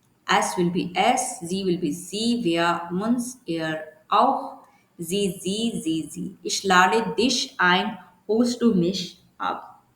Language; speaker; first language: German; non-native, learner; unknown